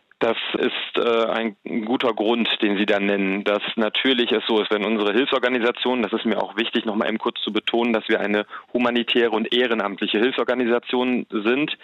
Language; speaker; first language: German; native; German